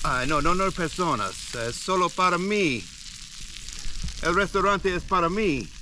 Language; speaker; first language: Spanish; non-native, learner; English